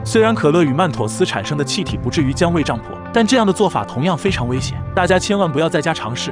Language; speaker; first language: Chinese; native; Chinese